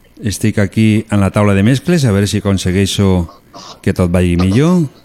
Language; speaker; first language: Catalan; non-native, local second language; Spanish